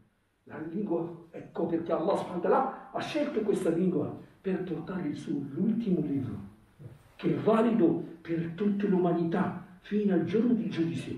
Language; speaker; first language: Italian; non-native, fluent; Arabic